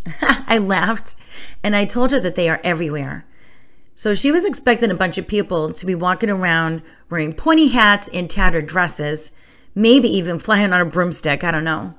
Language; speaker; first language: English; native; English